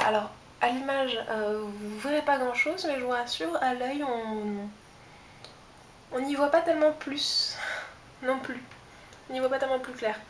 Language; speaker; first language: French; native; French